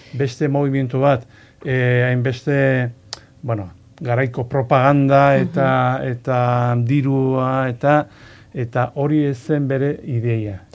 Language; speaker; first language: Basque; non-native, local second language; Spanish